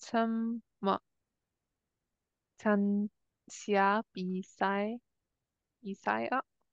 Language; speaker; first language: Chinese; non-native, learner; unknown